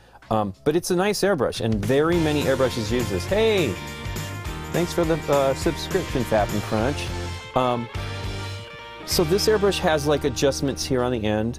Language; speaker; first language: English; native; English